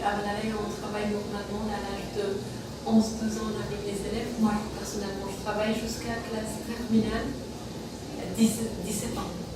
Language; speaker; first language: French; non-native, fluent; Persian